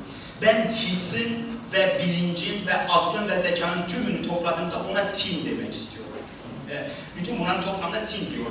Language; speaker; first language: Turkish; native; Turkish